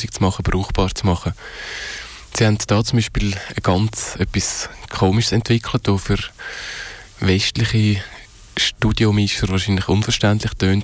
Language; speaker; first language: German; native; German